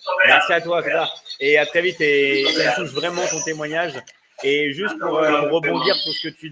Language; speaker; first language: French; native; French